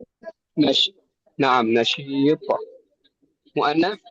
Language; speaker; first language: Arabic; non-native, fluent; Indonesian